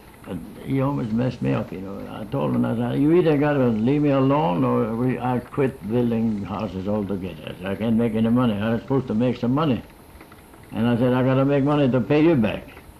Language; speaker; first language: English; non-native, fluent; Swedish